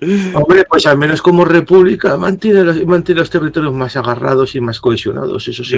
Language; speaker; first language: Spanish; native; Spanish